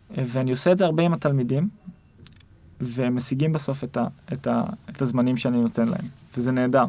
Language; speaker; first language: Hebrew; native; Hebrew